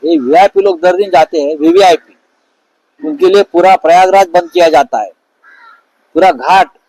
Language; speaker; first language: Hindi; non-native, local second language; Marathi